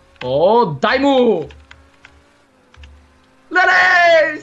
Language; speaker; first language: Bulgarian; native; Bulgarian